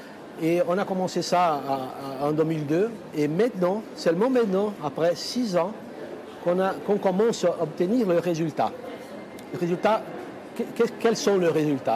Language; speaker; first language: French; non-native, fluent; Portuguese